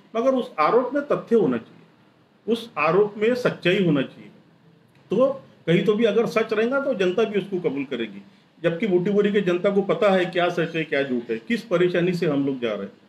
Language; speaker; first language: Hindi; non-native, local second language; Marathi